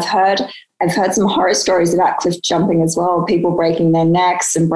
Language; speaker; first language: English; native; English